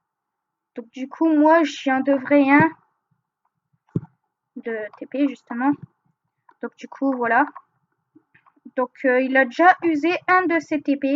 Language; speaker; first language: French; native; French